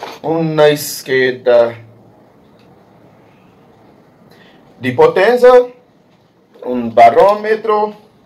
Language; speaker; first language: Italian; non-native, learner; Portuguese